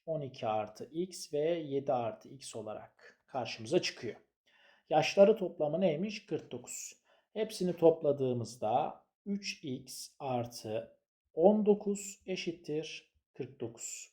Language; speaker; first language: Turkish; native; Turkish